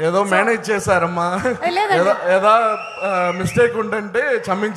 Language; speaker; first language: Telugu; non-native, learner; Tamil